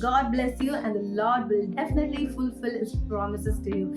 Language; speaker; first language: English; non-native, local second language; Tamil